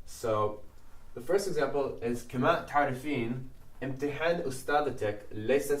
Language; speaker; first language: Arabic; non-native, learner; English